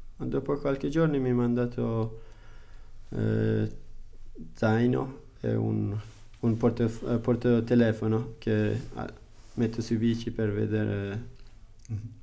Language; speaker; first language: Italian; non-native, learner; Persian